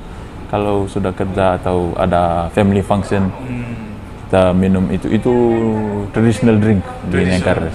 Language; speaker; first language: Indonesian; non-native, fluent; Fijian